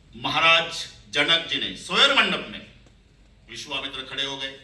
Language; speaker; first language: Hindi; non-native, local second language; Marathi